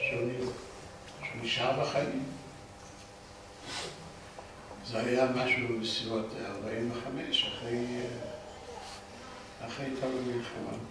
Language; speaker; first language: Hebrew; early bilingual, other home language; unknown